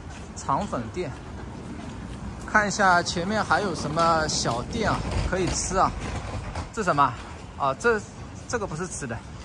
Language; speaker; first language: Chinese; non-native, local second language; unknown